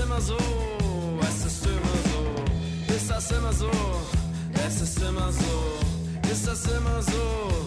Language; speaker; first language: German; native; German